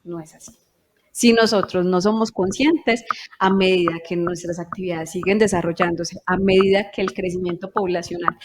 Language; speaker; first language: Spanish; native; Spanish